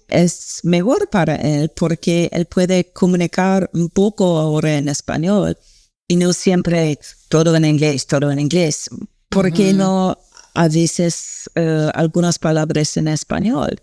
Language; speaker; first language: Spanish; non-native, learner; English